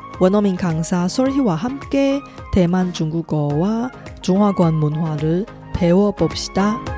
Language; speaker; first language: Korean; non-native, fluent; Chinese